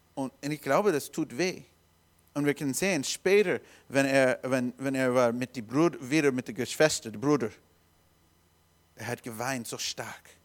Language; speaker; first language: German; non-native, learner; English